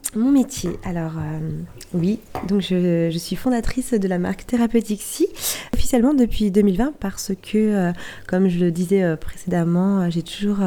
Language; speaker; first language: French; native; French